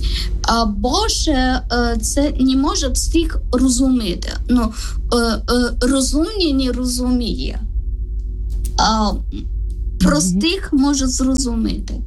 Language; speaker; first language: Ukrainian; non-native, learner; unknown